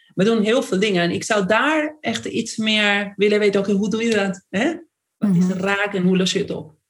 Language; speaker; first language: Dutch; non-native, fluent; Spanish